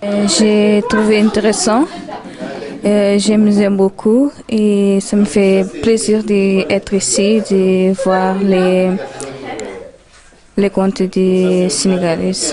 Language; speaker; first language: French; non-native, learner; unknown